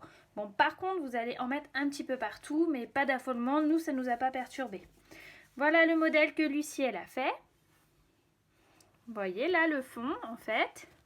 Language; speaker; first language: French; native; French